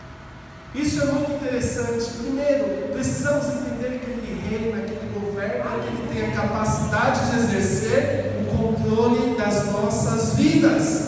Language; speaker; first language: Portuguese; native; Portuguese